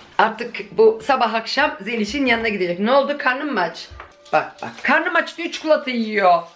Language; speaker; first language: Turkish; early bilingual, heritage; Turkish